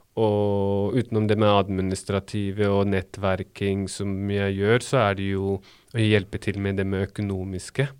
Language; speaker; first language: Norwegian; early bilingual, other home language; Baluchi